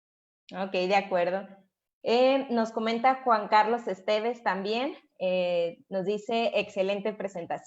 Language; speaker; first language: Spanish; native; Spanish